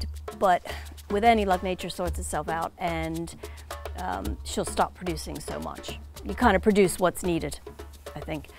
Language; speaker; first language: English; native; English